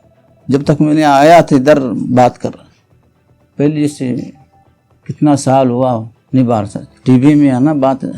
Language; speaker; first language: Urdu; non-native, local second language; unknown